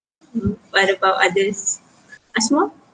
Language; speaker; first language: English; non-native, local second language; Malay